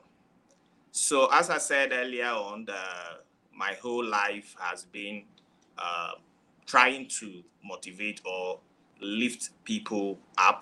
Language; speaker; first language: English; non-native, local second language; Ewe